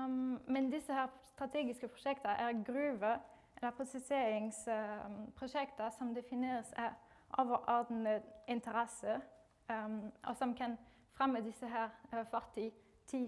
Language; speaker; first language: Norwegian; non-native, fluent; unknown